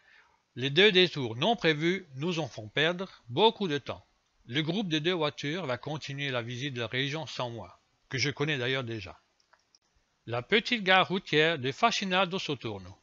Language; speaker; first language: French; native; French